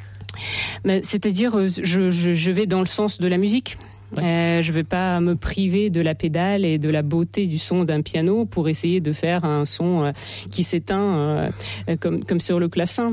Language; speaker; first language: French; non-native, fluent; Russian